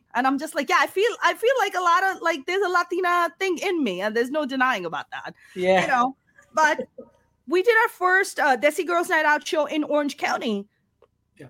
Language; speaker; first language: English; non-native, local second language; Urdu